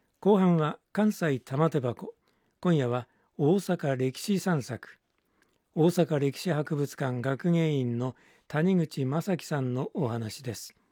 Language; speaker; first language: Japanese; native; Japanese